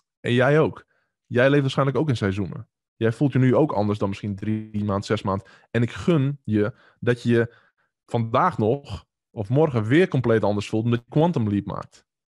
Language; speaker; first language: Dutch; native; Dutch